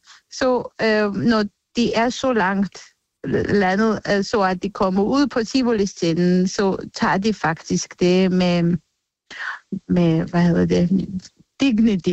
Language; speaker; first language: Danish; non-native, fluent; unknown